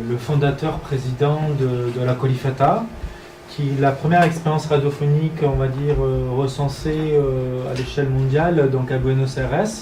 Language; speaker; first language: French; native; French